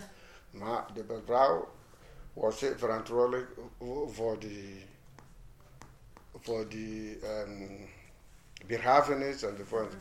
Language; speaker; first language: Dutch; non-native, fluent; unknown